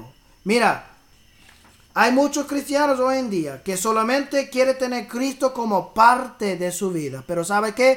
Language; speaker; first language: Spanish; early bilingual, heritage; English